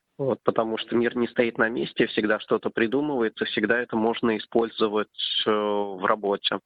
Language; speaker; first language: Russian; native; Russian